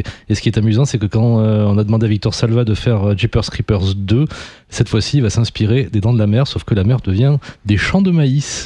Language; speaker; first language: French; native; French